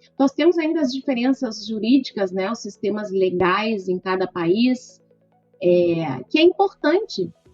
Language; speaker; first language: Portuguese; native; Portuguese